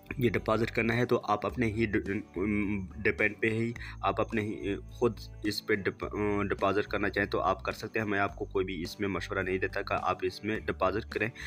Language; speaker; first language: Urdu; non-native, local second language; Punjabi